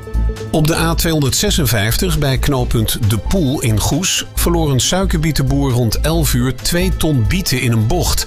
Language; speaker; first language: Dutch; native; Dutch